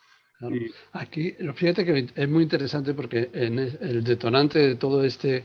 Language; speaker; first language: Spanish; native; Spanish